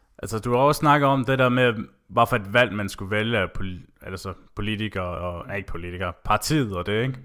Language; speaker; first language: Danish; native; Danish